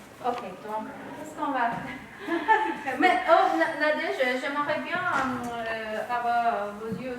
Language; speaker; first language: French; non-native, fluent; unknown